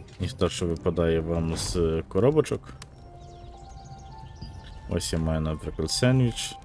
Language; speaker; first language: Ukrainian; native; Ukrainian